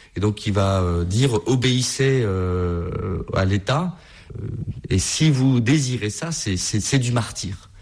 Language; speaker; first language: French; native; French